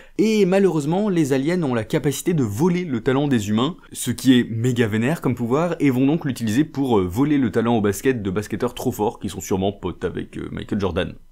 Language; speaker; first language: French; native; French